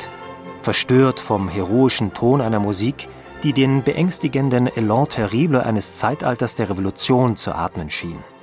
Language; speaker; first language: German; native; German